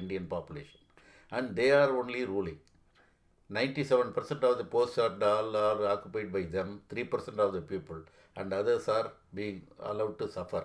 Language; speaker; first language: English; non-native, local second language; Tamil